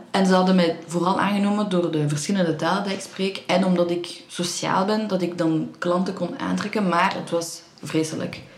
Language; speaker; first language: Dutch; early bilingual, other home language; Persian